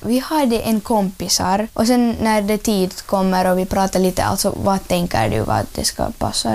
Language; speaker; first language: Swedish; early bilingual, other home language; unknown